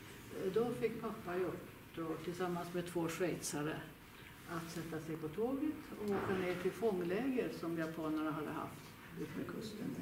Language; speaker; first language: Swedish; native; Swedish